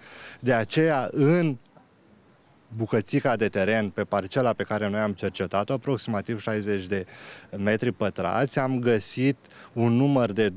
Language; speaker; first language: Romanian; native; Romanian